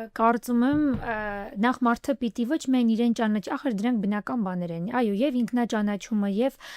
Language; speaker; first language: Armenian; native; Armenian